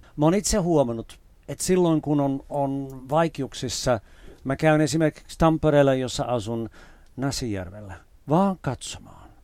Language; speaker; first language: Finnish; non-native, fluent; English